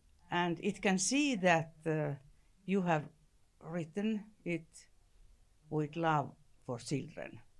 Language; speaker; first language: English; non-native, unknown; Finnish